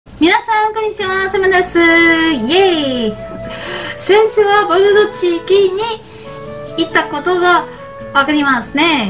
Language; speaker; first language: Japanese; non-native, learner; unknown